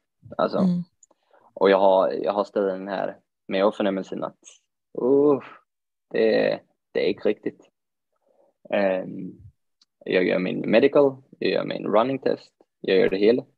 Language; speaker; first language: Swedish; native; Swedish